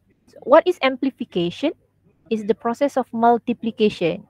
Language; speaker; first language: English; non-native, local second language; Malay